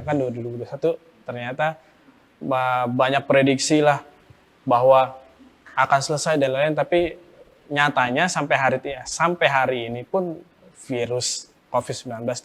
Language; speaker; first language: Indonesian; native; Indonesian